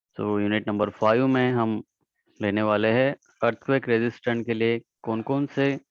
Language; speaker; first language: Hindi; non-native, local second language; Marathi